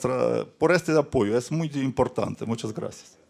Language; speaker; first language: Spanish; non-native, learner; Ukrainian